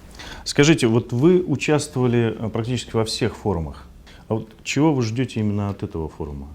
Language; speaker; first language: Russian; native; Russian